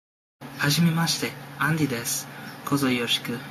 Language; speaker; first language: Japanese; non-native, learner; English